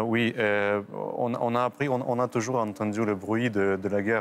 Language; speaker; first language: French; non-native, fluent; Ukrainian